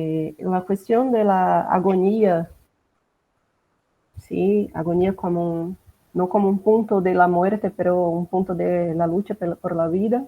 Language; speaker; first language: Spanish; non-native, learner; Portuguese